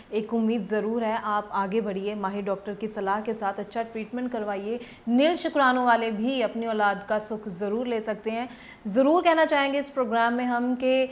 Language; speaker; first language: Hindi; non-native, local second language; Punjabi